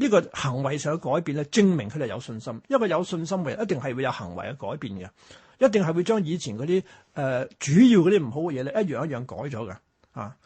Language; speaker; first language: Cantonese; early bilingual, other home language; Chinese